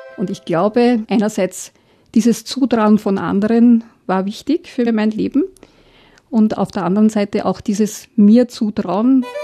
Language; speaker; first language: German; native; German